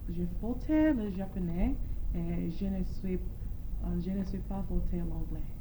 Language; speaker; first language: French; non-native, learner; Korean